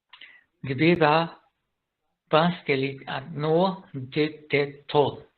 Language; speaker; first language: Danish; non-native, learner; Japanese